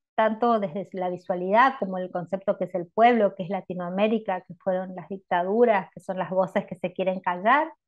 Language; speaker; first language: Spanish; native; Spanish